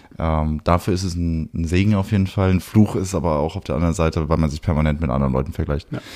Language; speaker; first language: German; early bilingual, heritage; German